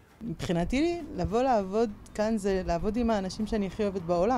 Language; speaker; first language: Hebrew; native; Hebrew